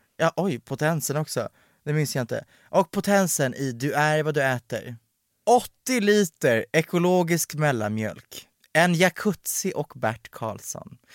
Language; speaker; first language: Swedish; native; Swedish